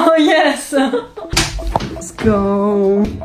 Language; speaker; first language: English; non-native, fluent; Italian